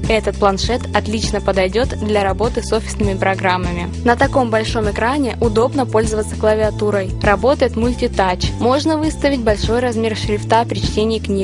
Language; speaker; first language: Russian; native; Russian